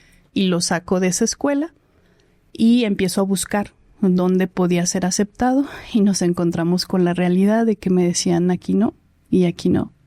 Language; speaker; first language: Spanish; native; Spanish